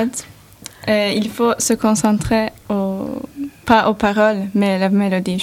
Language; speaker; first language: French; non-native, fluent; Turkish